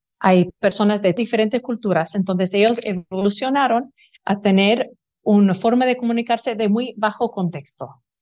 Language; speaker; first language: Spanish; early bilingual, heritage; Spanish